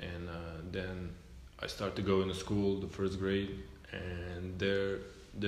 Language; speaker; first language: English; non-native, learner; Serbian